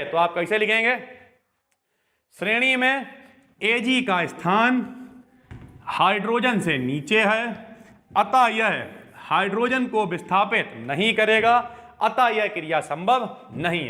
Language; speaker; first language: Hindi; native; Hindi